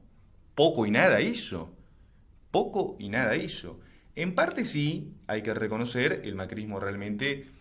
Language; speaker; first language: Spanish; native; Spanish